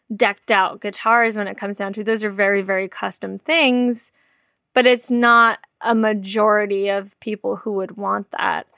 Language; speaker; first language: English; native; English